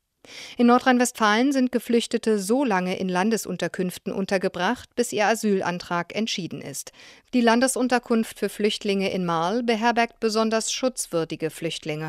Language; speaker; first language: German; native; German